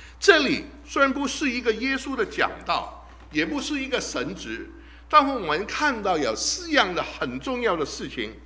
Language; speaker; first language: Chinese; non-native, local second language; Cantonese